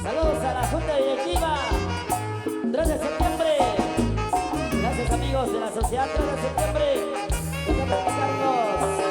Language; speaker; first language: Spanish; native; Spanish